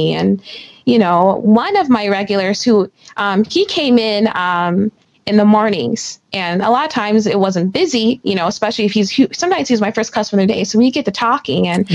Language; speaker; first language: English; native; English